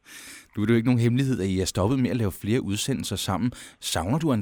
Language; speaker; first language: Danish; native; Danish